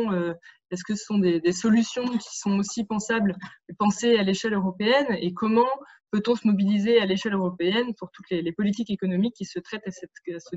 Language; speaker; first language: French; native; French